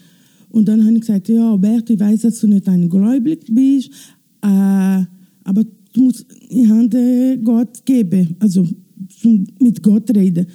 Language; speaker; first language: German; non-native, learner; Italian